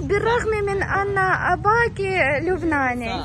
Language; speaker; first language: Arabic; non-native, fluent; Ukrainian